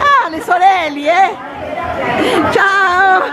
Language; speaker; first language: Italian; non-native, learner; Spanish